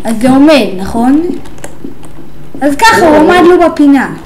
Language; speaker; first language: Hebrew; native; Hebrew